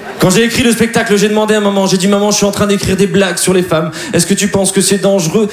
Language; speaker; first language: French; native; French